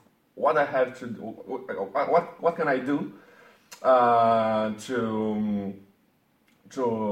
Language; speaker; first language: English; non-native, learner; Portuguese